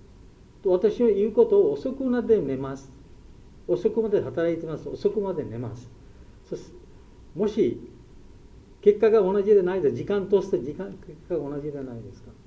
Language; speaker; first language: Japanese; non-native, learner; Bangla